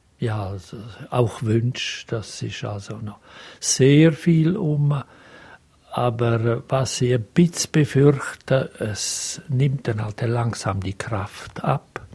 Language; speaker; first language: German; non-native, local second language; Romansh